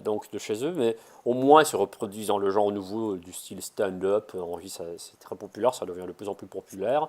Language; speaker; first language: French; non-native, fluent; Russian